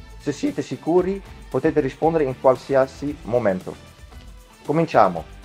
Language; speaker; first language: Italian; non-native, fluent; Dutch